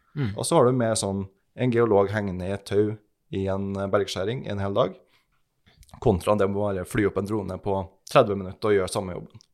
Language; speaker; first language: Norwegian; native; Norwegian